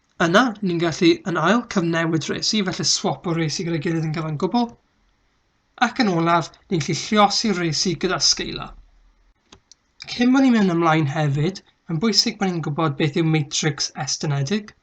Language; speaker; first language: Welsh; native; Welsh